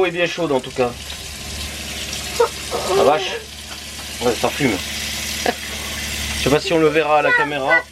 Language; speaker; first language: French; native; French